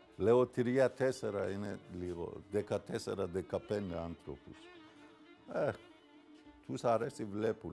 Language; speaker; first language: Greek; non-native, learner; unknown